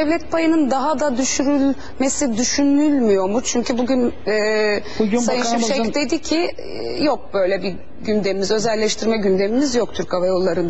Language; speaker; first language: Turkish; native; Turkish